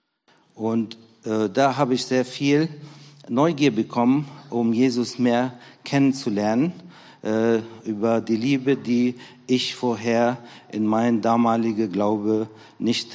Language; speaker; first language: German; non-native, fluent; Arabic